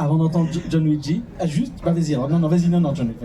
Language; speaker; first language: French; native; French